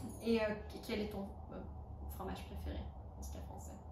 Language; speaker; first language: French; non-native, fluent; Bulgarian